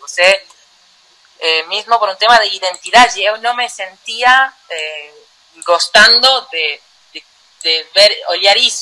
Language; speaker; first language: Portuguese; non-native, learner; Spanish